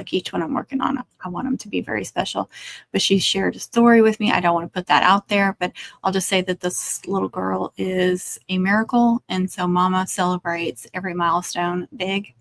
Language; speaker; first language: English; native; English